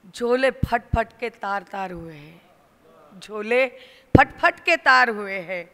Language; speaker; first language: Hindi; non-native, local second language; Marathi